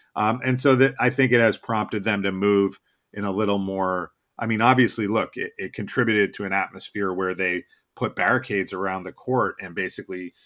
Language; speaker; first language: English; native; English